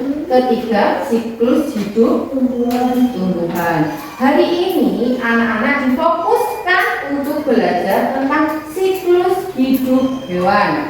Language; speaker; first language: Malay; native; Malay